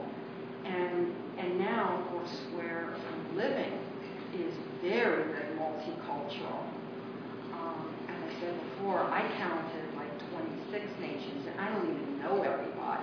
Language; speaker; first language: English; native; English